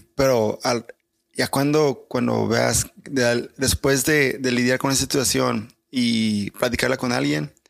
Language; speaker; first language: Spanish; early bilingual, other home language; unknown